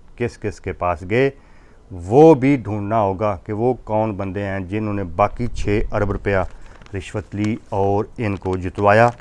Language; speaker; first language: Urdu; non-native, local second language; Punjabi